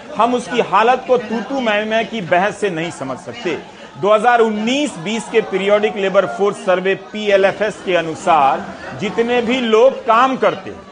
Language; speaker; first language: Hindi; native; Hindi